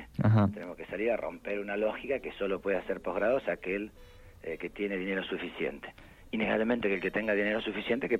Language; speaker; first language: Spanish; native; Spanish